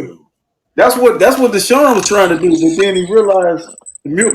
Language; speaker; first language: English; native; English